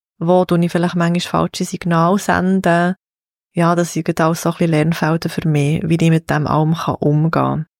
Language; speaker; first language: German; native; German